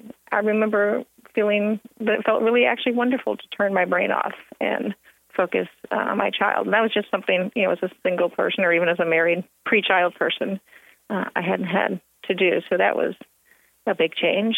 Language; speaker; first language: English; native; English